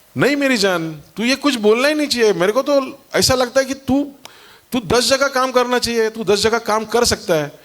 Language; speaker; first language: Hindi; non-native, local second language; Marathi